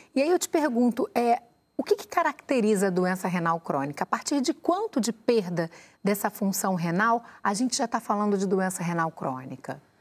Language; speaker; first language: Portuguese; native; Portuguese